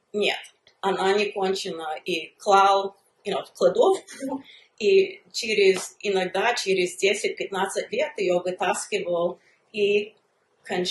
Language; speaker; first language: Russian; early bilingual, heritage; Russian